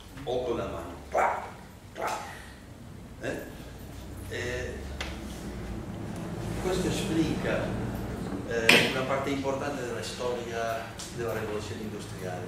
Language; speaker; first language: Italian; non-native, learner; Spanish